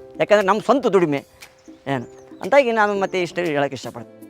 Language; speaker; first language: Kannada; native; Kannada